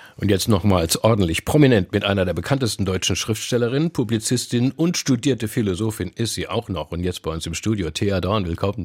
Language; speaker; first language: German; native; German